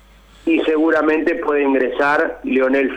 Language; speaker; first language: Spanish; native; Spanish